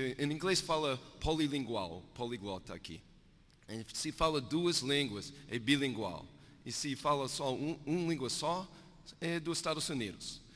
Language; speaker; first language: Portuguese; non-native, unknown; English